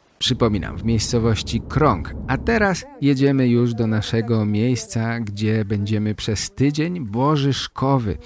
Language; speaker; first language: Polish; native; Polish